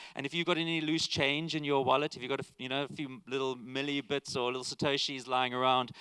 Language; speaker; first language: English; native; English